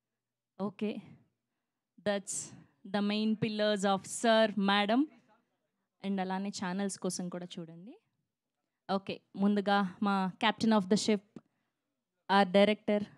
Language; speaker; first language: Telugu; native; Telugu